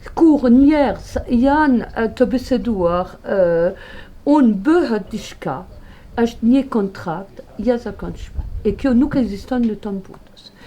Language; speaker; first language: Albanian; non-native, learner; French